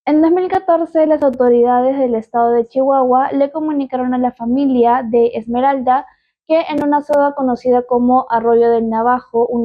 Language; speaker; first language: Spanish; native; Spanish